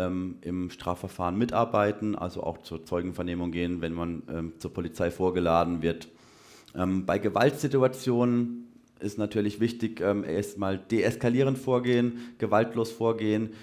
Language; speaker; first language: German; native; German